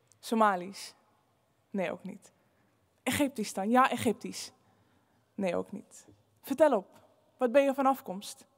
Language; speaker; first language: Dutch; early bilingual, other home language; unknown